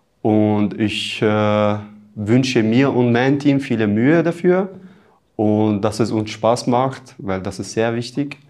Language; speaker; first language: German; non-native, fluent; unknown